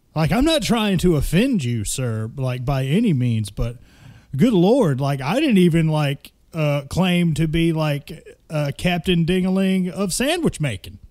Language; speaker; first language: English; native; English